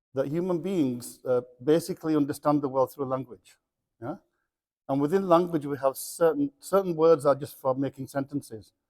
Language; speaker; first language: English; early bilingual, other home language; Punjabi